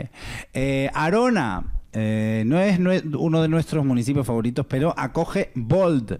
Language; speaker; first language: Spanish; native; Spanish